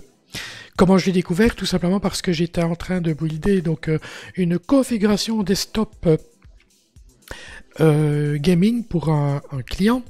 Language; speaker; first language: French; native; French